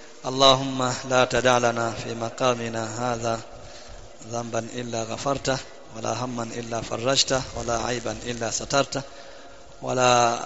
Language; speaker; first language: Arabic; non-native, fluent; Swahili